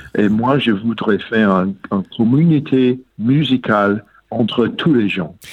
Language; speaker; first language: French; non-native, learner; English